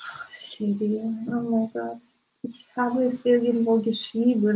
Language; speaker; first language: German; non-native, learner; Russian